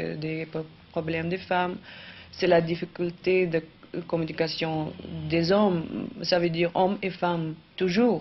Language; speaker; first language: French; non-native, fluent; Swedish